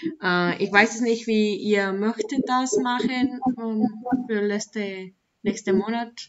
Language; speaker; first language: German; non-native, learner; Spanish